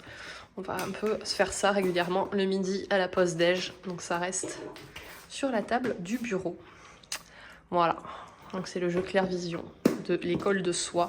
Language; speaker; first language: French; native; French